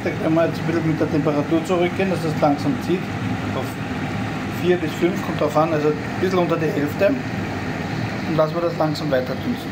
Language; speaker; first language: German; native; German